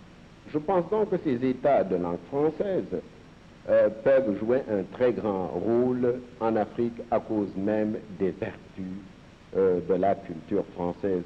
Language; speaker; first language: French; non-native, local second language; Serer